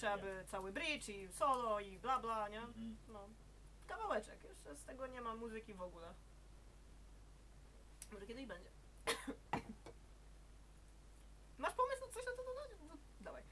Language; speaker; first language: Polish; native; Polish